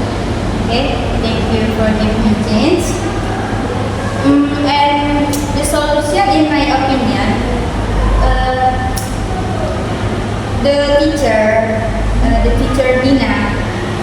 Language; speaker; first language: English; non-native, learner; Indonesian